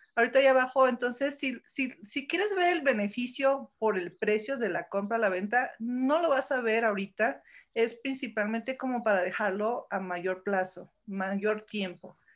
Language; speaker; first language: Spanish; early bilingual, heritage; Spanish